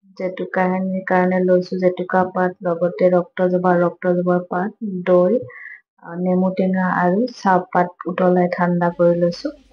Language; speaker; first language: Assamese; native; Assamese